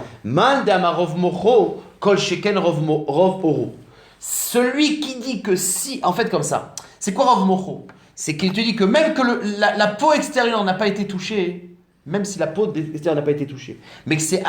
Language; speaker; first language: French; native; French